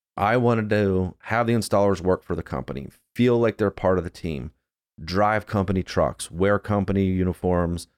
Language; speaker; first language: English; native; English